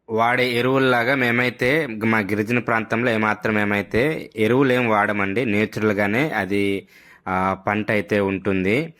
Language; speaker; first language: Telugu; native; Telugu